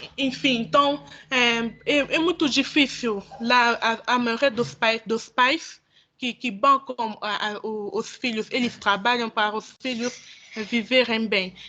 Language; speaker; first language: Portuguese; non-native, fluent; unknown